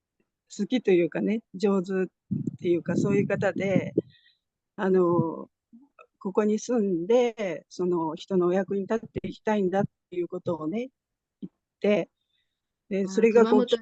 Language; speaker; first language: Japanese; native; Japanese